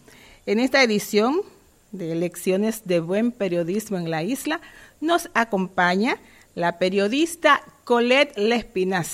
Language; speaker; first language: Spanish; native; Spanish